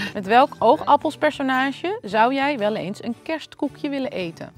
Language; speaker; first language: Dutch; native; Dutch